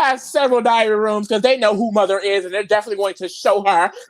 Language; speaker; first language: English; native; English